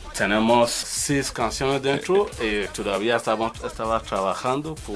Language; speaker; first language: Spanish; non-native, learner; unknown